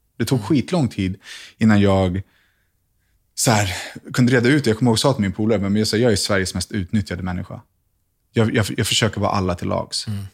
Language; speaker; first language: Swedish; native; Swedish